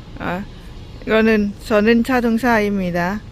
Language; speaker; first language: Korean; non-native, learner; Lao